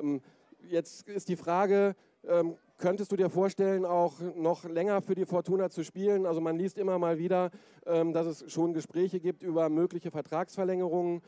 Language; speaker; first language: German; native; German